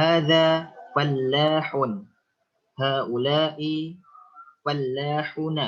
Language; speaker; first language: Arabic; non-native, learner; Indonesian